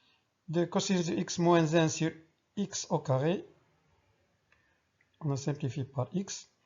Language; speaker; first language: French; non-native, local second language; Arabic